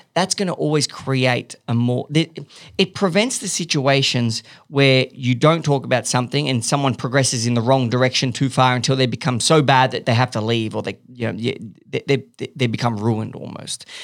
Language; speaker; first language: English; native; English